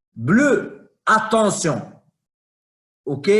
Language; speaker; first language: French; non-native, fluent; Arabic